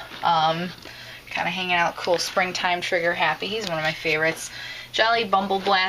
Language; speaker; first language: English; native; English